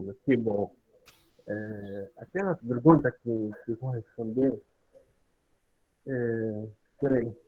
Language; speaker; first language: Portuguese; non-native, learner; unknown